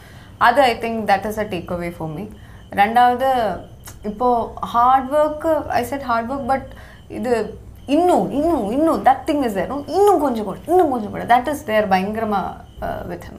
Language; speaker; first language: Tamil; non-native, local second language; Malayalam